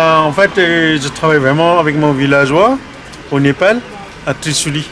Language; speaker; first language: French; non-native, learner; Nepali